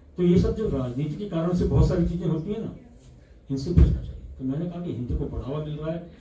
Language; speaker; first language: Hindi; native; Hindi